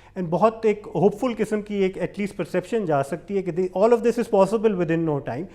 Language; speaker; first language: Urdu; non-native, local second language; Pashto